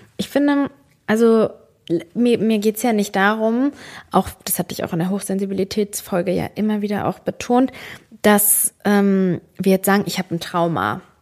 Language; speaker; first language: German; early bilingual, other home language; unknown